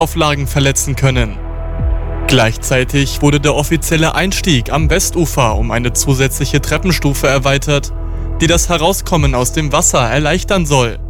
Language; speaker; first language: German; native; German